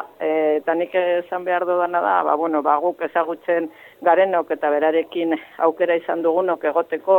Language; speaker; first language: Basque; native; Basque